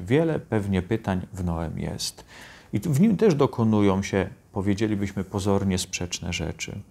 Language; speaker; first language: Polish; native; Polish